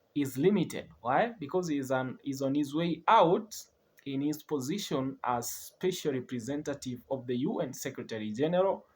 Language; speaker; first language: English; non-native, local second language; Swahili